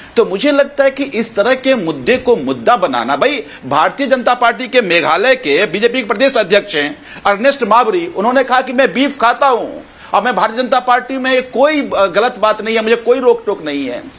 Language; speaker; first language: Hindi; native; Hindi